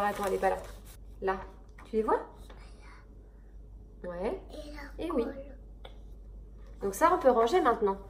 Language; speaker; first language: French; native; French